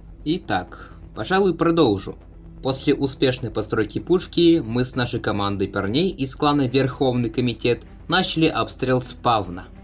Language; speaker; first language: Russian; native; Russian